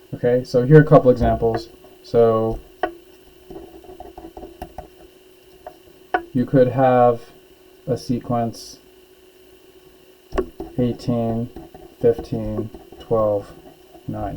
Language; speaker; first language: English; native; English